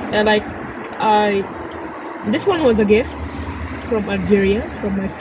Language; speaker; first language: English; non-native, fluent; Arabic